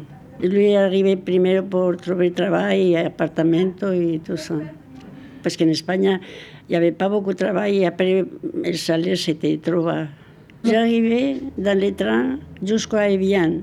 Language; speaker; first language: French; non-native, learner; Spanish